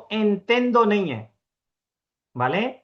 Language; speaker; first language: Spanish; non-native, fluent; Urdu